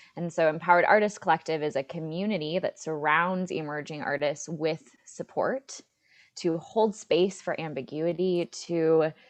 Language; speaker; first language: English; native; English